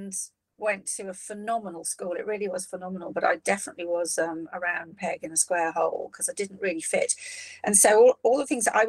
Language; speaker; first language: English; native; English